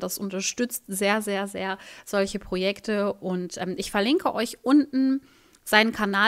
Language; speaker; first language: German; native; German